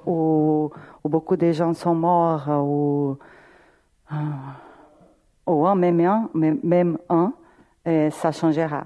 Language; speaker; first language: French; non-native, fluent; Portuguese